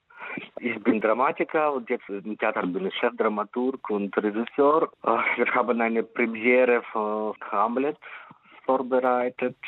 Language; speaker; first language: German; non-native, fluent; Ukrainian